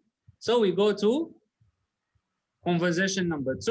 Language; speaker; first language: English; non-native, learner; Arabic